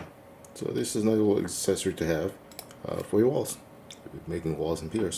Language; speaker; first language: English; native; English